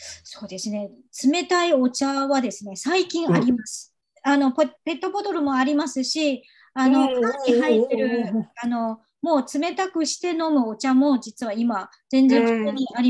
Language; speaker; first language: Japanese; non-native, fluent; Chinese